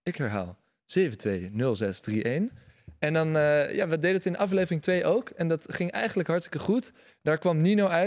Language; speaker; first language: Dutch; native; Dutch